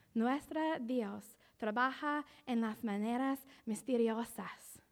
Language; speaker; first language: Spanish; non-native, learner; English